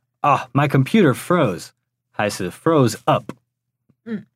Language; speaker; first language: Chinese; non-native, fluent; English